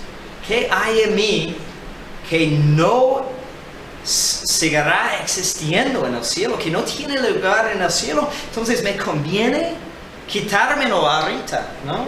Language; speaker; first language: Spanish; non-native, fluent; English